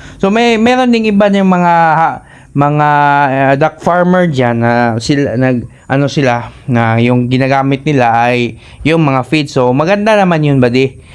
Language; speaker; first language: Filipino; non-native, local second language; Cebuano